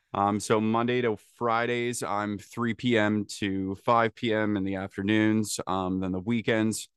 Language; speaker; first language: English; native; English